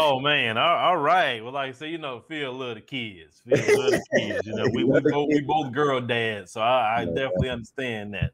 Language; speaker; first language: English; native; English